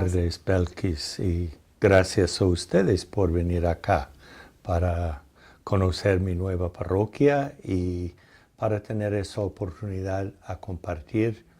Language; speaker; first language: Spanish; non-native, fluent; English